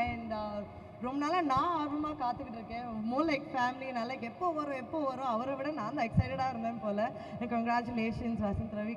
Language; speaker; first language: Tamil; native; Tamil